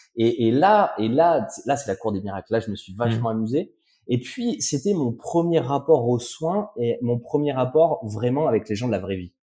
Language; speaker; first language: French; native; French